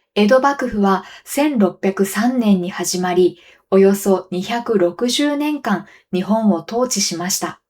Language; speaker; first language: Japanese; native; Japanese